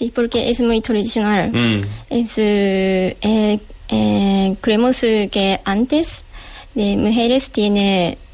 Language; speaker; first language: Spanish; non-native, learner; Japanese